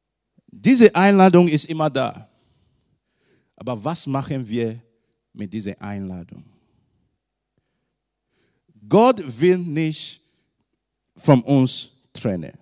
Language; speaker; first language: German; non-native, learner; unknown